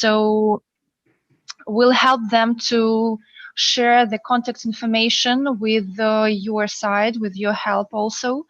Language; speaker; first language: English; non-native, fluent; Russian